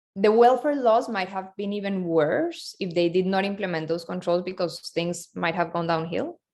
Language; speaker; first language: English; non-native, fluent; Spanish